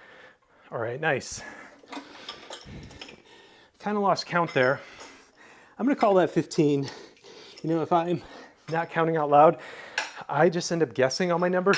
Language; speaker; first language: English; native; English